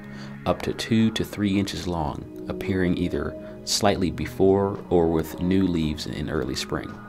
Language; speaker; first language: English; native; English